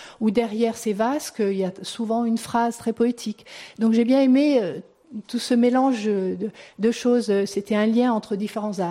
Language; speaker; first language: French; native; French